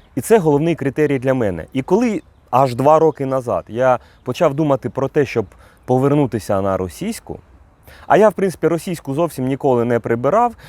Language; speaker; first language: Ukrainian; native; Ukrainian